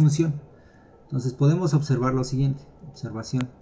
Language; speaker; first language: Spanish; native; Spanish